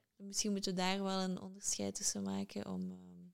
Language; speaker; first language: Dutch; native; Dutch